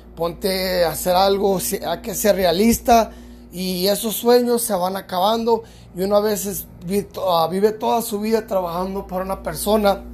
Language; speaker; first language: Spanish; early bilingual, heritage; Spanish